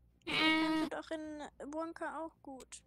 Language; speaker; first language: German; native; German